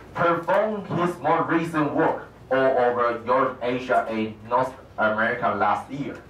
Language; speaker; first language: English; non-native, fluent; Chinese